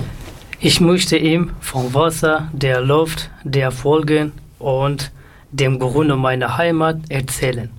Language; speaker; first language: German; non-native, learner; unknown